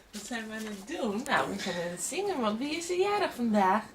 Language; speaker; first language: Dutch; native; Dutch